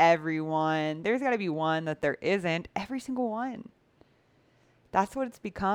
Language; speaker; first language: English; native; English